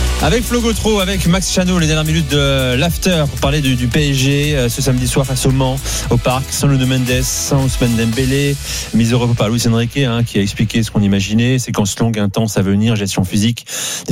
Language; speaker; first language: French; native; French